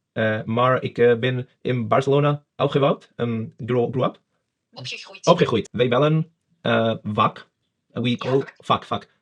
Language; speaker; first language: Dutch; non-native, learner; Spanish